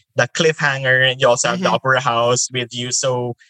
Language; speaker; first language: English; non-native, local second language; Filipino